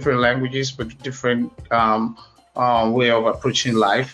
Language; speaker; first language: English; non-native, local second language; Yoruba